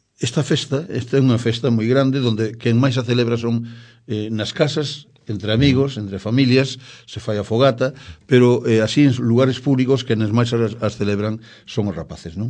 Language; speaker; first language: Galician; native; Galician